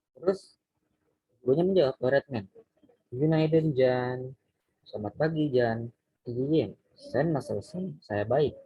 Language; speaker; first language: Indonesian; native; Indonesian